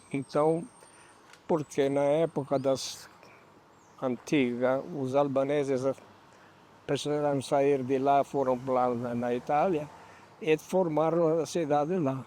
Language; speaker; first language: Portuguese; non-native, fluent; Albanian